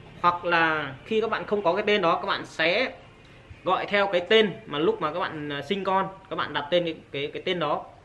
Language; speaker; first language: Vietnamese; non-native, local second language; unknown